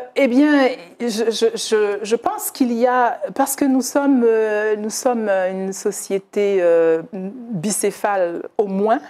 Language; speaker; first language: French; native; French